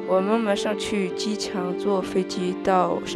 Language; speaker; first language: Chinese; non-native, learner; French